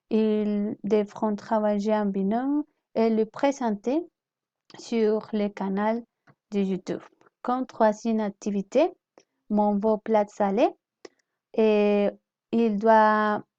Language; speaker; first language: French; non-native, learner; Spanish